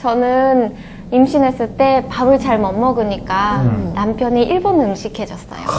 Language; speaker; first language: Korean; non-native, learner; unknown